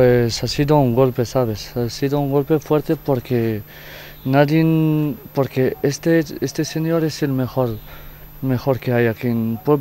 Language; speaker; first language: Spanish; non-native, fluent; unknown